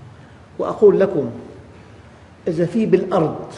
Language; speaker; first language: Arabic; native; Arabic